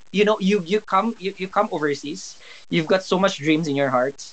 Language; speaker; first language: English; non-native, local second language; Cebuano